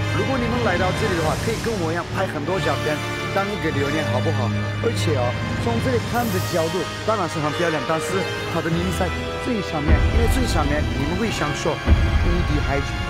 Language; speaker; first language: Chinese; non-native, fluent; Turkish